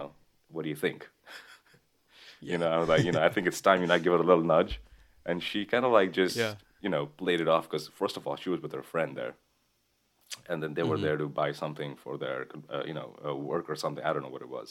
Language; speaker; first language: English; non-native, local second language; Nepali